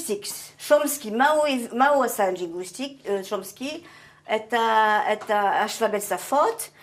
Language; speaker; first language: Hebrew; non-native, fluent; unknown